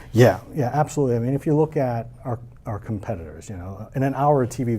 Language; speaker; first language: English; native; English